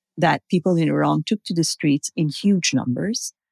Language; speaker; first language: English; non-native, fluent; Persian